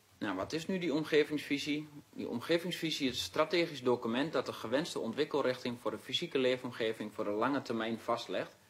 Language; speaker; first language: Dutch; native; Dutch